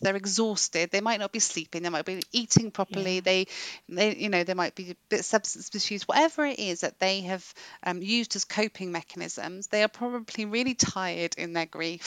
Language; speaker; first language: English; native; English